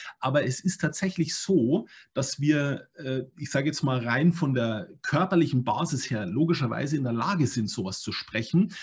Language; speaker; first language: German; native; German